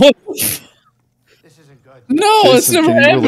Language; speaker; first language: English; native; English